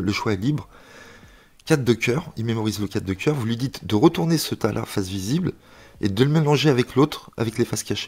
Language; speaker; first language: French; native; French